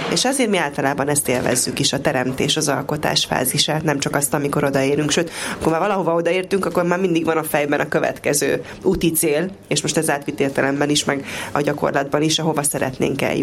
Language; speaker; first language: Hungarian; native; Hungarian